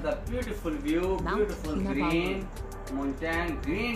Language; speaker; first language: English; non-native, learner; Urdu